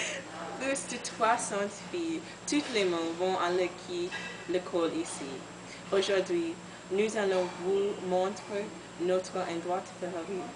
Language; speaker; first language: French; non-native, learner; English